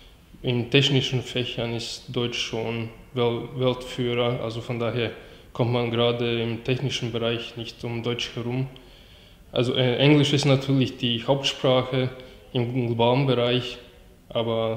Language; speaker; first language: German; non-native, fluent; Latvian